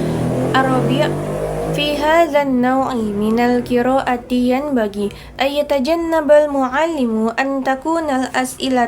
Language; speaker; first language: Arabic; non-native, learner; Indonesian